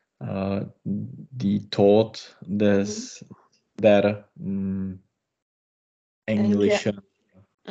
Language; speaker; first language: German; non-native, learner; Czech